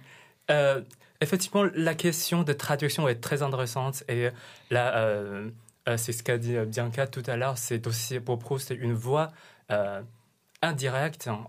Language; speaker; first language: French; non-native, fluent; Chinese